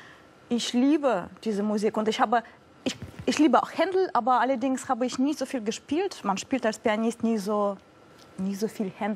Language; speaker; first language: German; non-native, fluent; Russian